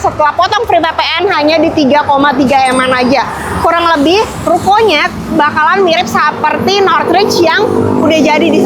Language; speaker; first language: Indonesian; native; Indonesian